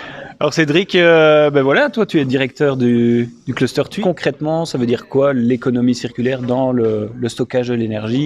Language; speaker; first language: French; native; French